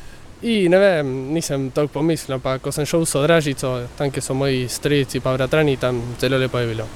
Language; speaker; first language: Slovenian; early bilingual, heritage; Spanish